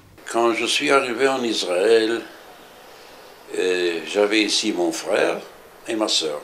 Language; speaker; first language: French; early bilingual, other home language; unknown